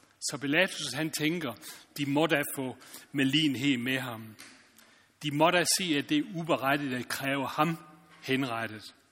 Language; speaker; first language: Danish; native; Danish